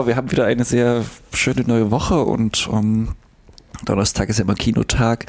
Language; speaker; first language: German; native; German